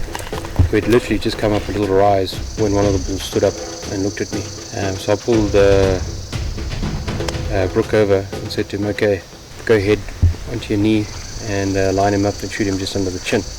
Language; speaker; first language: English; native; English